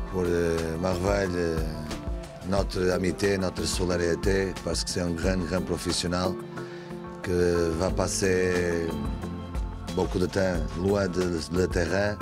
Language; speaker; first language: French; non-native, fluent; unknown